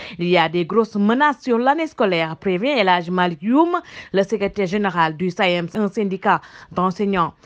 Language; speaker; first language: French; non-native, local second language; Wolof